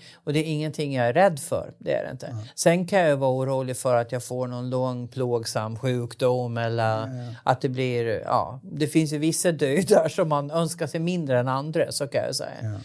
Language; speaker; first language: Swedish; native; Swedish